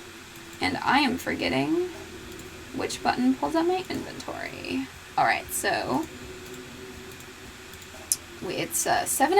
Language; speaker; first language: English; native; English